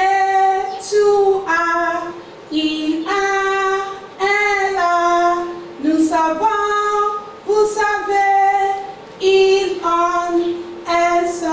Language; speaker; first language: French; non-native, fluent; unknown